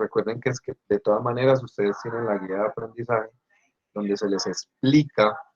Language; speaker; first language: Spanish; native; Spanish